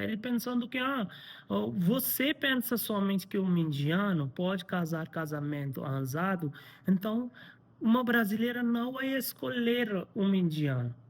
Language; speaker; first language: Portuguese; non-native, learner; Hindi